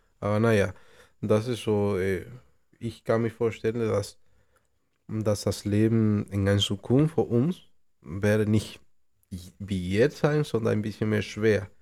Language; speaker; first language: German; non-native, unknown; Spanish